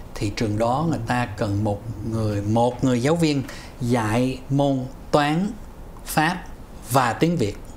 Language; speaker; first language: Vietnamese; native; Vietnamese